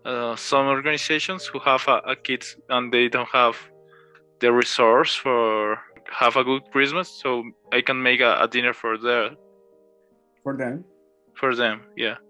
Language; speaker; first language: English; non-native, learner; Spanish